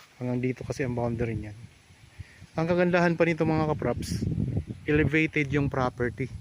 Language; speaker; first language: Filipino; non-native, local second language; Cebuano